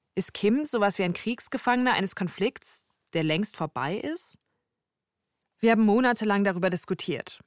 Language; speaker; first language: German; native; German